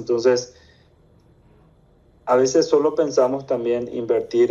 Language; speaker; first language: Spanish; native; Spanish